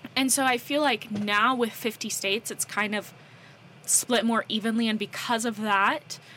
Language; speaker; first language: English; native; English